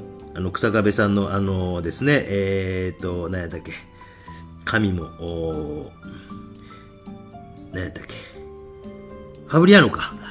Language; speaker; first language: Japanese; native; Japanese